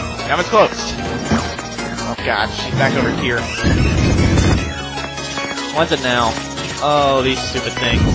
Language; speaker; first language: English; native; English